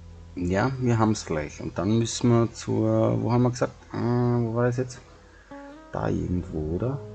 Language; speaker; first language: German; native; German